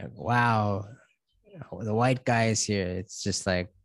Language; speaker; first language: English; native; English